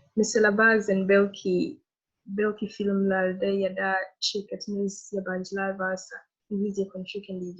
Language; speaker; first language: Turkish; non-native, learner; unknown